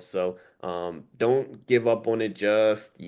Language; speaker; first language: English; native; English